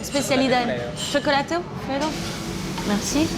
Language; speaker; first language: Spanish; non-native, learner; French